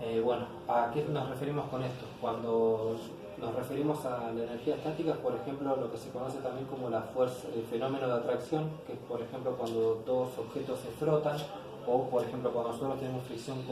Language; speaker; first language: Spanish; native; Spanish